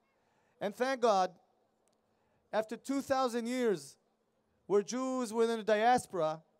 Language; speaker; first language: English; non-native, fluent; Hebrew